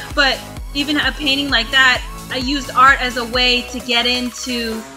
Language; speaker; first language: English; native; English